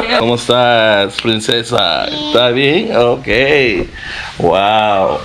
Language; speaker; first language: Spanish; non-native, learner; English